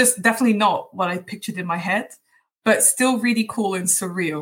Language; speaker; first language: English; early bilingual, other home language; Portuguese